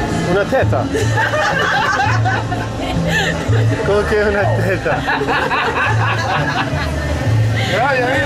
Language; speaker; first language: Spanish; non-native, learner; English